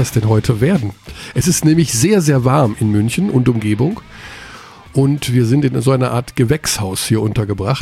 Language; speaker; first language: German; native; German